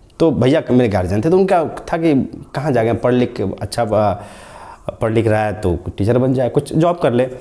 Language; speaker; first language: Hindi; native; Hindi